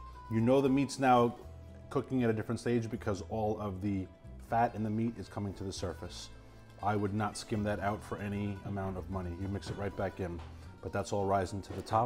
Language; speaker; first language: English; native; English